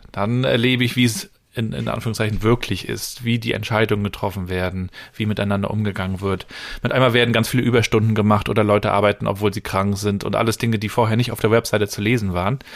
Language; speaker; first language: German; native; German